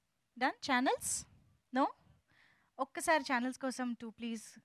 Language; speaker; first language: Telugu; native; Telugu